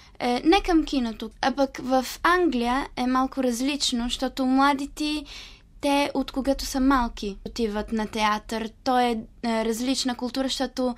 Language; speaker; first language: Bulgarian; early bilingual, heritage; Italian